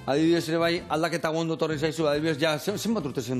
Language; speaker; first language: Basque; native; Basque